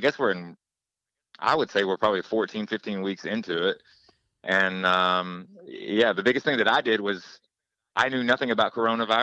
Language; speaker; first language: English; native; English